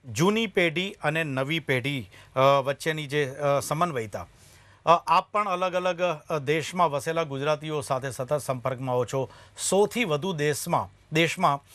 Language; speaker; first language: Gujarati; native; Gujarati